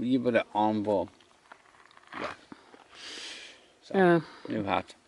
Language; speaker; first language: English; native; English